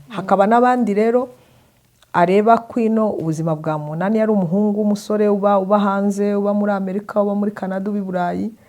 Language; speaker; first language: Kinyarwanda; early bilingual, heritage; Kinyarwanda